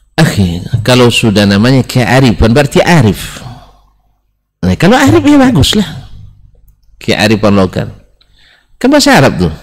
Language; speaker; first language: Indonesian; non-native, local second language; Minangkabau